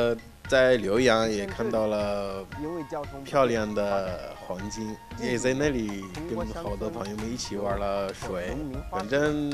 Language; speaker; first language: Chinese; non-native, fluent; Arabic